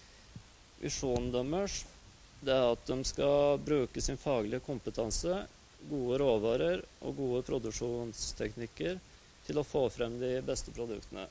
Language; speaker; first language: Norwegian; native; Norwegian